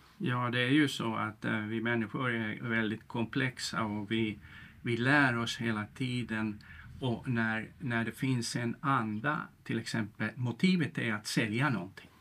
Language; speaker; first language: Swedish; non-native, local second language; Finnish